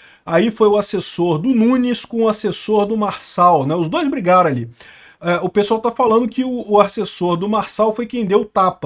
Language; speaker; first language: Portuguese; native; Portuguese